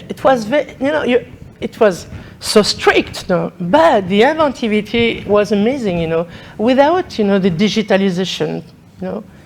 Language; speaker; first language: English; non-native, learner; French